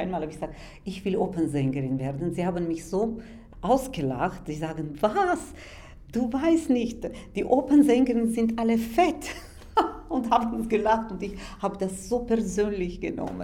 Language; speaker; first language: German; non-native, fluent; Armenian